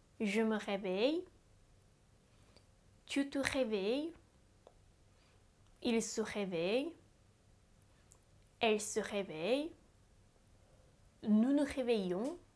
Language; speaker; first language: French; non-native, fluent; Japanese